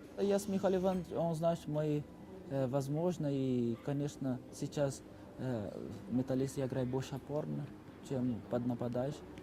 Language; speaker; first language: Russian; non-native, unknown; Portuguese